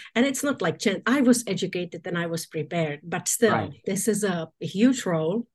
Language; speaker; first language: English; non-native, fluent; Czech